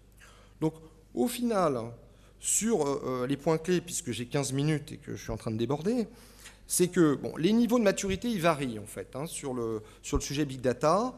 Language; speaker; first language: French; native; French